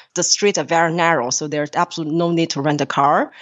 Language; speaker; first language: English; non-native, fluent; Chinese